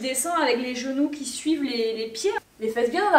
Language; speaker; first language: French; native; French